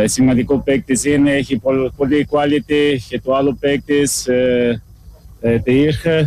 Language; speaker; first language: Greek; non-native, learner; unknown